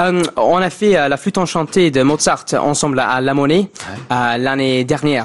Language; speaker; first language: French; non-native, fluent; English